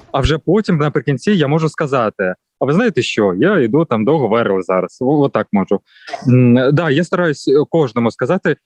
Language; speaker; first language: Ukrainian; non-native, local second language; Russian